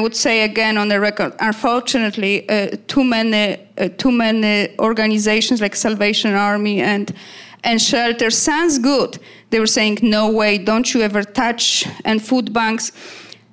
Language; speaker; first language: English; non-native, fluent; Polish